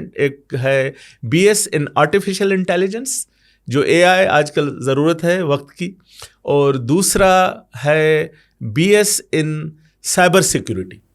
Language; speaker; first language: Urdu; non-native, local second language; Sindhi